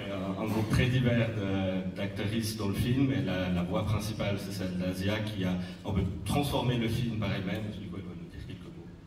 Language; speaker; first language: French; native; French